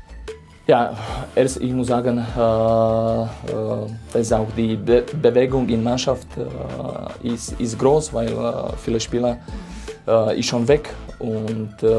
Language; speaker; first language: German; non-native, fluent; Slovak